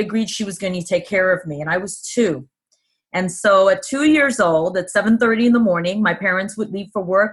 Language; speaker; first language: English; native; English